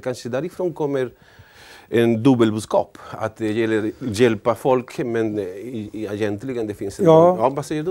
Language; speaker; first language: Swedish; non-native, learner; Spanish